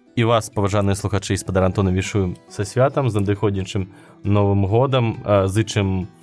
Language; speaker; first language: Belarusian; non-native, local second language; Russian